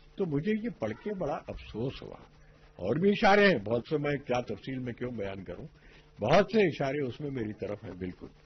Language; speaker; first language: Urdu; native; Urdu